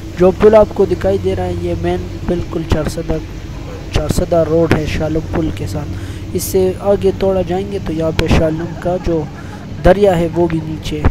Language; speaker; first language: Urdu; non-native, local second language; Pashto